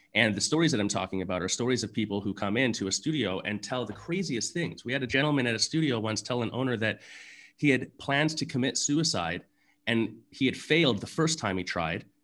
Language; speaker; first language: English; native; English